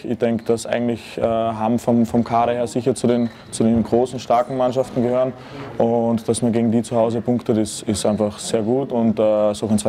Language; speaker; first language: German; native; German